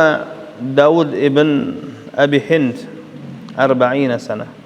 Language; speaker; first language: Arabic; non-native, fluent; Indonesian